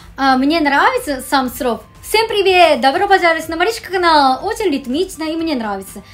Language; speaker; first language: Russian; non-native, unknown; Japanese